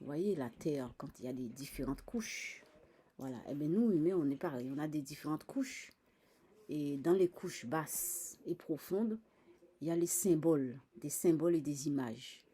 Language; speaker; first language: French; native; French